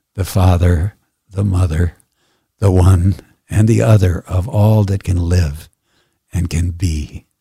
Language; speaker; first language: English; native; English